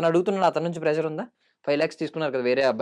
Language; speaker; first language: Telugu; native; Telugu